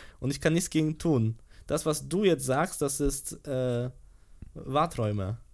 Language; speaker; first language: German; early bilingual, other home language; Polish